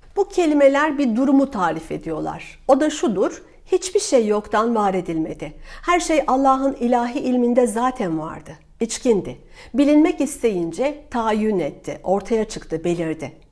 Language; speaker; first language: Turkish; native; Turkish